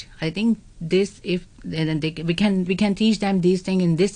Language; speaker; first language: English; non-native, local second language; Urdu